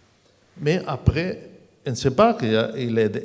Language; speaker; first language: French; non-native, learner; Spanish